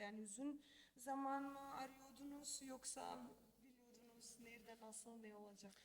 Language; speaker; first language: Turkish; non-native, learner; Macedonian